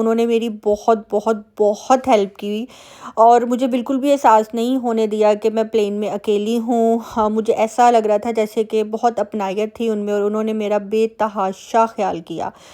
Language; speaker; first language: Urdu; native; Urdu